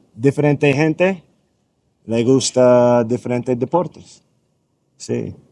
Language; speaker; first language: Spanish; non-native, learner; English